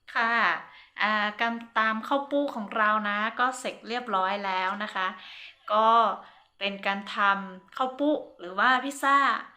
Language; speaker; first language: Thai; non-native, local second language; Hmong